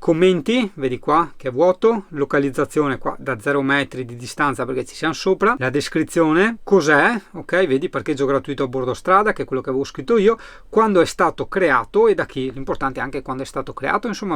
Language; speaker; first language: Italian; native; Italian